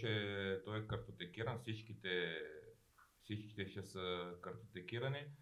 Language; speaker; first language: Bulgarian; non-native, fluent; Romanian